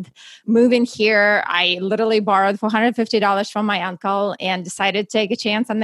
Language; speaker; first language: English; non-native, fluent; Russian